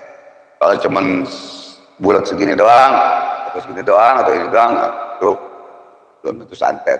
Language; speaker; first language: Indonesian; native; Indonesian